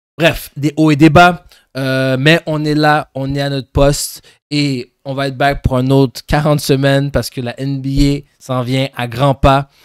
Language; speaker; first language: French; native; French